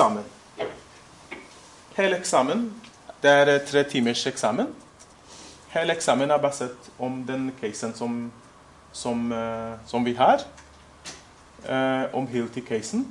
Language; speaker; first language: Norwegian; non-native, fluent; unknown